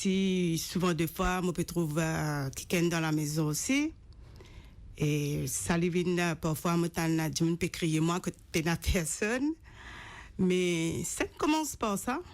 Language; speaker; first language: French; non-native, local second language; Morisyen